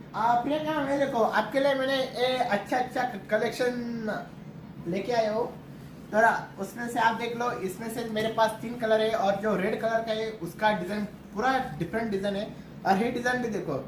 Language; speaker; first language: Hindi; non-native, local second language; Marathi